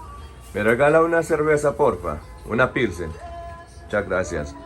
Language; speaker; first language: Spanish; non-native, learner; English